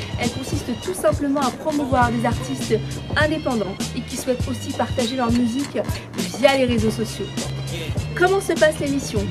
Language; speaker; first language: French; native; French